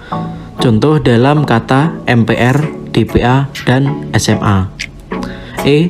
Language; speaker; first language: Indonesian; native; Indonesian